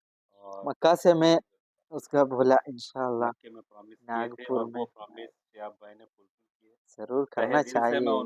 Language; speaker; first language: Hindi; non-native, local second language; Malayalam